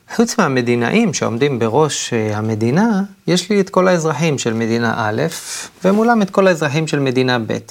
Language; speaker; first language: Hebrew; native; Hebrew